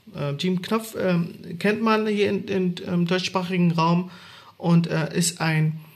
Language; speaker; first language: German; native; German